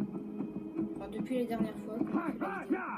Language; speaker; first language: French; native; French